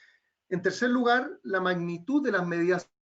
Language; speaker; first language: Spanish; native; Spanish